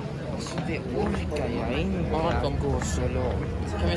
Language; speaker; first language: Swedish; early bilingual, other home language; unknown